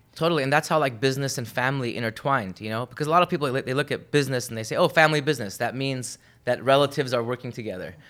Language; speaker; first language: English; early bilingual, other home language; Armenian